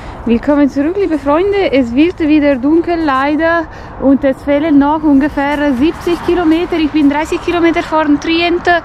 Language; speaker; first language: German; non-native, fluent; Italian